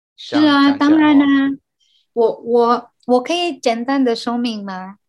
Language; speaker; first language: Chinese; non-native, fluent; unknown